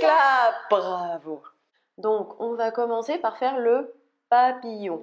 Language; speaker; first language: French; native; French